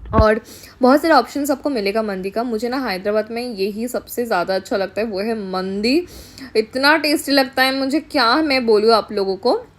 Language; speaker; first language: Hindi; non-native, local second language; Bangla